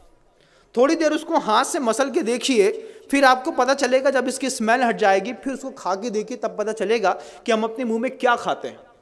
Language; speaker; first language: Hindi; native; Hindi